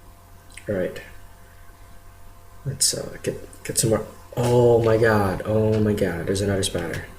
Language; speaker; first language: English; native; English